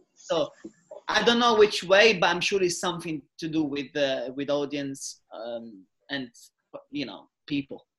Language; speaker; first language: English; non-native, fluent; Italian